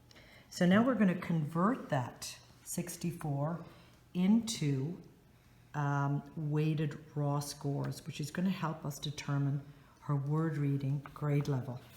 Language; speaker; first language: English; native; English